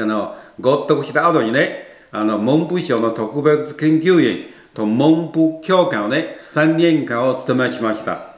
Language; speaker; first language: Japanese; non-native, fluent; Chinese